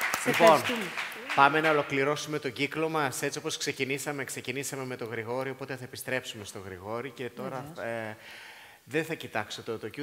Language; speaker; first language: Greek; native; Greek